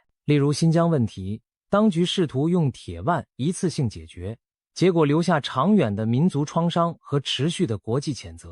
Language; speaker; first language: Chinese; native; Chinese